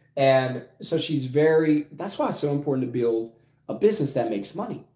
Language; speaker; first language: English; native; English